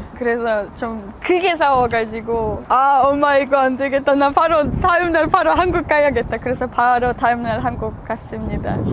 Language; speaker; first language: Korean; non-native, fluent; Polish